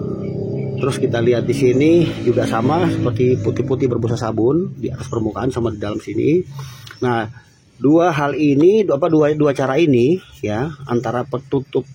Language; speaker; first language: Indonesian; native; Indonesian